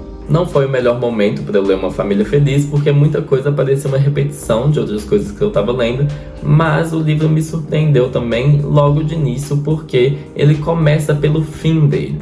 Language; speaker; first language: Portuguese; native; Portuguese